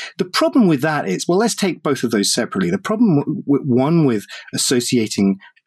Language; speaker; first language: English; native; English